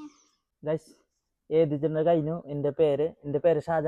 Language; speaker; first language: Malayalam; non-native, learner; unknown